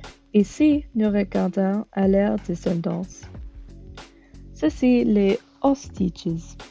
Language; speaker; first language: French; non-native, learner; English